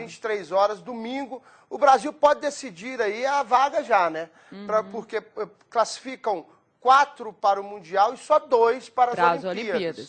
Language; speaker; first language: Portuguese; native; Portuguese